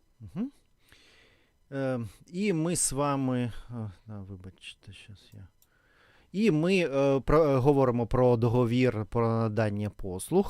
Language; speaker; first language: Ukrainian; non-native, learner; Russian